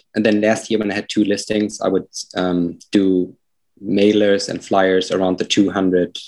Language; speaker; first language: English; non-native, fluent; German